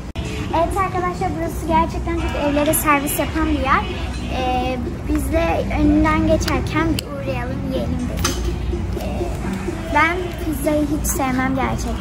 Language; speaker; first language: Turkish; native; Turkish